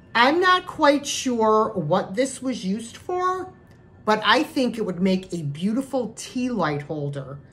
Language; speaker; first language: English; native; English